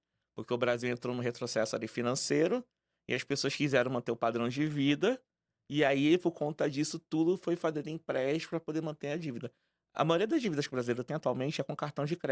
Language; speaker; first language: Portuguese; native; Portuguese